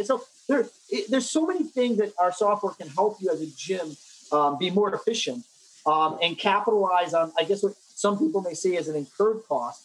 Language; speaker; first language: English; native; English